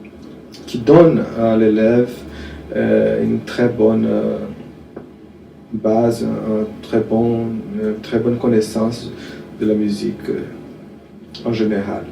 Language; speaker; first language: French; non-native, fluent; Portuguese